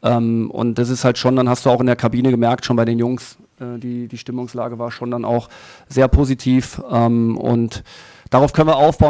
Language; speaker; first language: German; native; German